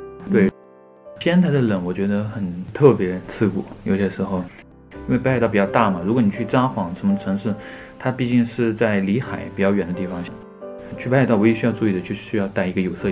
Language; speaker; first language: Chinese; native; Chinese